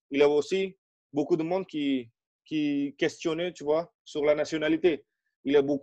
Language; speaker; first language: French; non-native, fluent; Indonesian